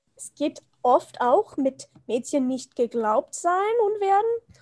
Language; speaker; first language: German; non-native, learner; English